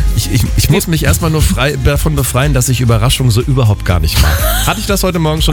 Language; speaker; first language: German; native; German